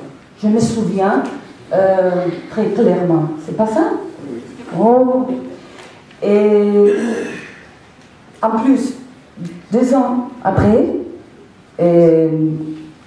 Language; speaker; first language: French; non-native, fluent; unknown